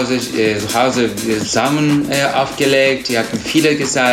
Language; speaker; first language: German; non-native, learner; Turkish